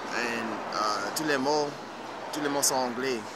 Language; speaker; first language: French; non-native, learner; English